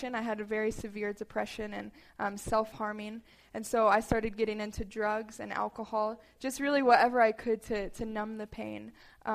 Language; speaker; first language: English; native; English